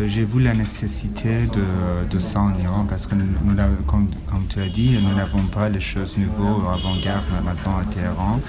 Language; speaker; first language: French; non-native, learner; Persian